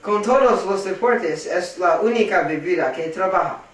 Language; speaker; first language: Spanish; non-native, learner; English